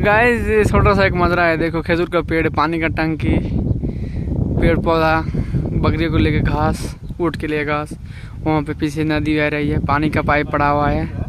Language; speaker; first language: Hindi; non-native, local second language; Bangla